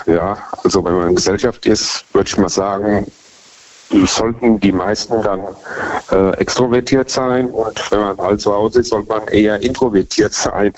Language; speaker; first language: German; native; German